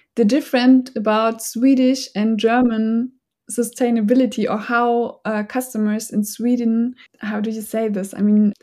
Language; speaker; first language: English; non-native, fluent; German